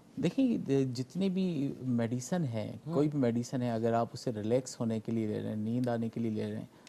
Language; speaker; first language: Urdu; non-native, local second language; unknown